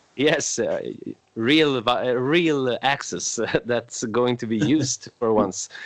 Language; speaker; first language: English; non-native, fluent; Swedish